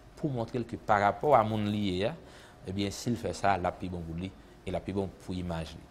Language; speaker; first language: French; native; French